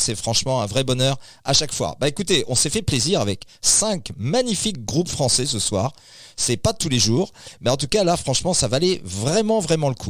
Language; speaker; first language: French; native; French